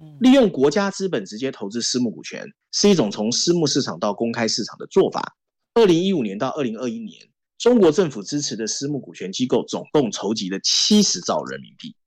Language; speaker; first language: Chinese; native; Chinese